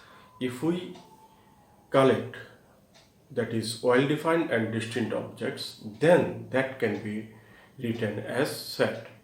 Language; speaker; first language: English; non-native, local second language; Bangla